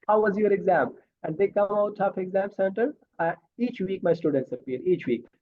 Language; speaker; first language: English; non-native, fluent; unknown